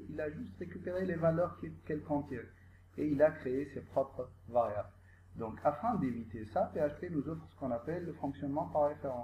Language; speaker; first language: French; non-native, local second language; Arabic